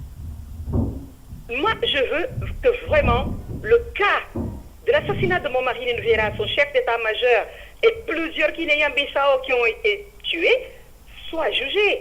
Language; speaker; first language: French; non-native, fluent; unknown